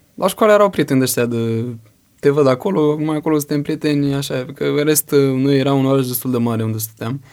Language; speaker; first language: Romanian; early bilingual, heritage; Romanian